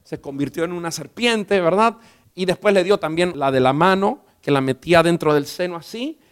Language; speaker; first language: Spanish; early bilingual, heritage; Spanish